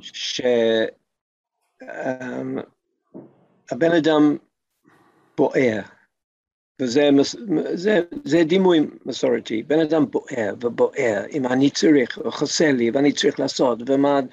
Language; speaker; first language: Hebrew; non-native, fluent; English